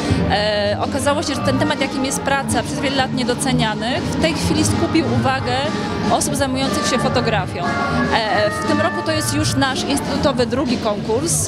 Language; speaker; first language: Polish; native; Polish